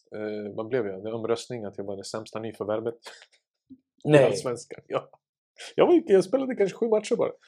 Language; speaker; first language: Swedish; early bilingual, other home language; Serbian